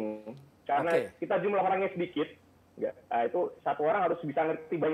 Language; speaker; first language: Indonesian; native; Indonesian